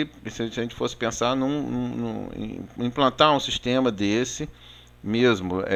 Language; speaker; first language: Portuguese; native; Portuguese